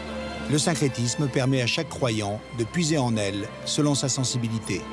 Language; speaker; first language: French; native; French